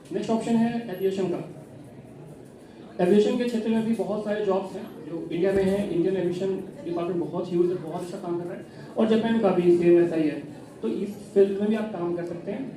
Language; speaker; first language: Hindi; native; Hindi